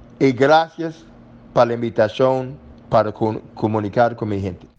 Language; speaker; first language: Spanish; non-native, learner; English